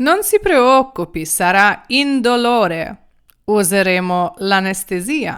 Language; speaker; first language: Italian; non-native, fluent; Ukrainian